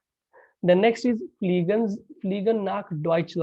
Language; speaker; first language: German; non-native, fluent; Hindi